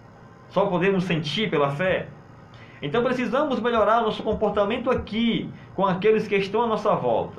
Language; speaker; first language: Portuguese; native; Portuguese